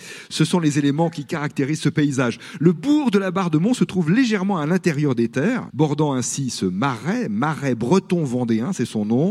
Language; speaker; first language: French; native; French